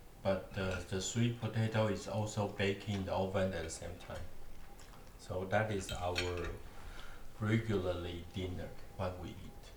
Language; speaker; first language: English; non-native, learner; Chinese